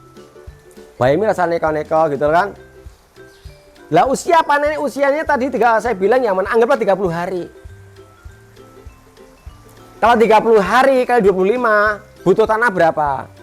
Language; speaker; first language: Indonesian; non-native, local second language; Javanese